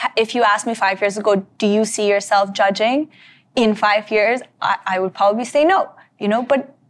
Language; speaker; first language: English; native; English